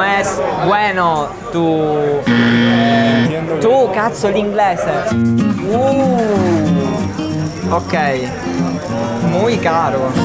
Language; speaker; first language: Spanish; non-native, learner; Italian